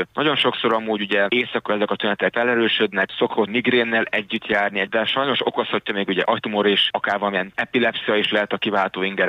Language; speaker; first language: Hungarian; native; Hungarian